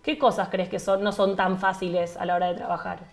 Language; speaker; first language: Spanish; native; Spanish